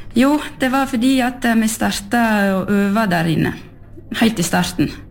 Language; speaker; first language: Norwegian; non-native, fluent; French